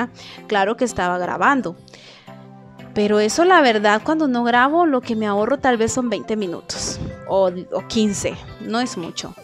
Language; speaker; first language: Spanish; native; Spanish